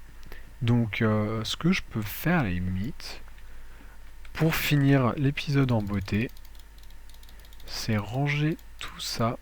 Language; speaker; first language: French; native; French